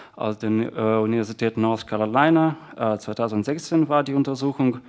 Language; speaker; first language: German; non-native, fluent; Russian